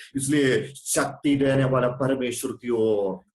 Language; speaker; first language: Hindi; non-native, local second language; Malayalam